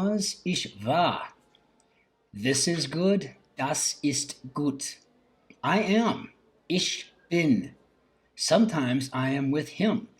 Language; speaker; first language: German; non-native, learner; English